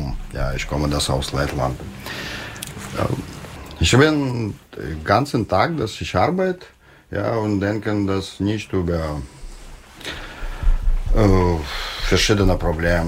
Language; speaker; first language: German; non-native, learner; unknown